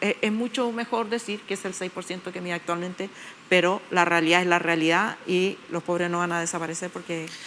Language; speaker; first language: Spanish; native; Spanish